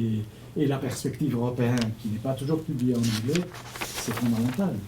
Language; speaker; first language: French; non-native, fluent; Spanish